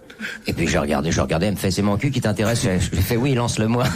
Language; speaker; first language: French; native; French